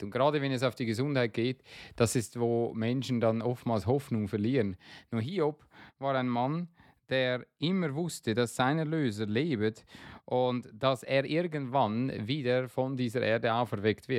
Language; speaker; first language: German; non-native, fluent; English